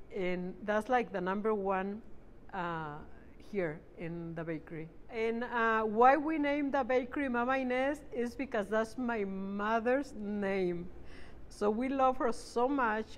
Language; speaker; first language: English; non-native, fluent; Spanish